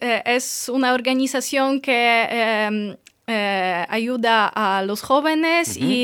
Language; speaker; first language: Spanish; non-native, fluent; Polish